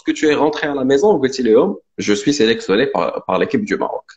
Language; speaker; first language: French; non-native, local second language; Arabic